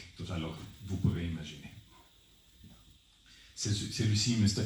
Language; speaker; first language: French; non-native, fluent; Spanish